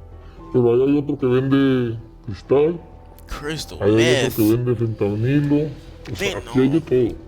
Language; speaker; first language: Spanish; native; Spanish